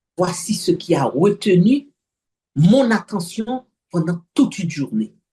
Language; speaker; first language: French; non-native, local second language; Haitian Creole